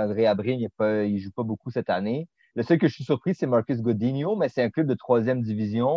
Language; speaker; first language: French; native; French